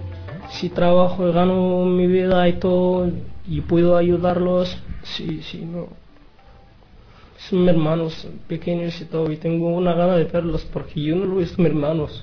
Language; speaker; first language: Spanish; non-native, learner; Arabic